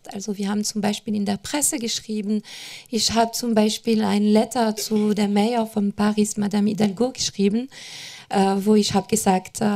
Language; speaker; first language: German; non-native, fluent; French